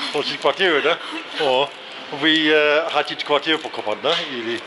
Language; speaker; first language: Russian; non-native, learner; English